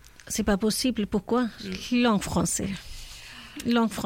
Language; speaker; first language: French; non-native, learner; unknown